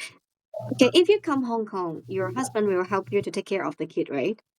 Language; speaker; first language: English; non-native, fluent; Cantonese